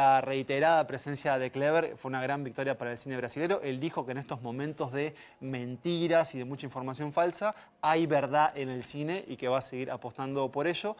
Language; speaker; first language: Spanish; native; Spanish